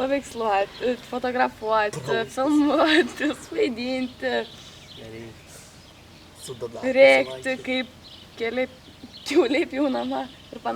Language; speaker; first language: Lithuanian; native; Lithuanian